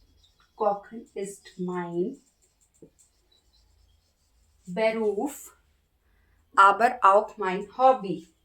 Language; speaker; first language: German; non-native, learner; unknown